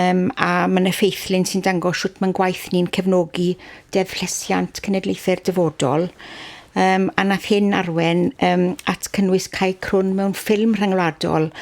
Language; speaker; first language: Welsh; native; Welsh